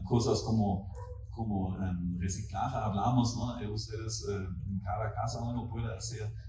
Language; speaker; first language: Spanish; non-native, fluent; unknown